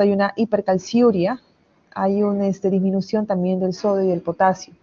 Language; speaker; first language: Spanish; native; Spanish